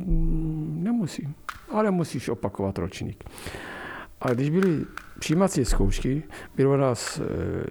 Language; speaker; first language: Czech; non-native, fluent; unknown